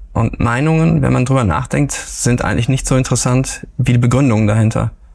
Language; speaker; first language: German; native; German